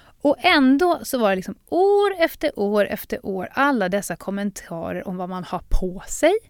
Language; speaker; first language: Swedish; native; Swedish